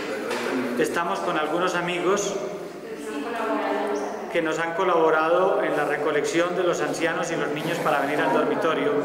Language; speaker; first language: Spanish; native; Spanish